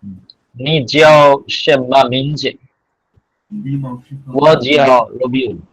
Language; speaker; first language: Chinese; non-native, learner; Bangla